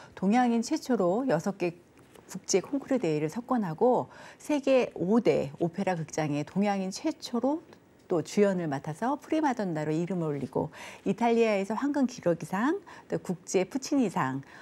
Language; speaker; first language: Korean; native; Korean